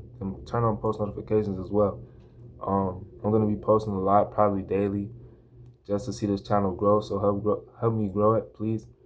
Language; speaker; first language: English; native; English